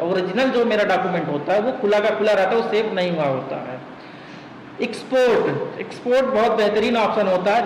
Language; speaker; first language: Hindi; native; Hindi